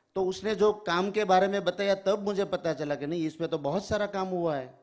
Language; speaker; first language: Hindi; non-native, local second language; Gujarati